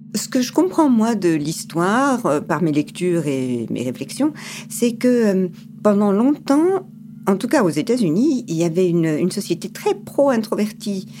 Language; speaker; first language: French; early bilingual, other home language; English